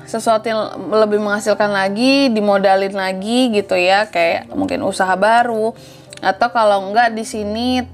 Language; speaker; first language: Indonesian; native; Indonesian